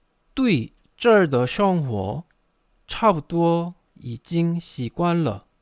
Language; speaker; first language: Chinese; non-native, fluent; Korean